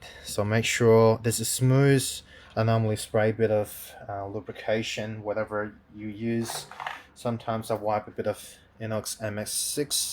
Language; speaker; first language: English; non-native, fluent; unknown